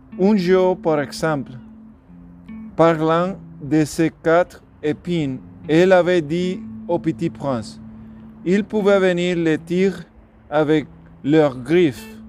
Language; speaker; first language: French; non-native, learner; Spanish